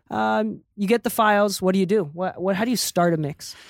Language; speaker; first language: English; early bilingual, other home language; Japanese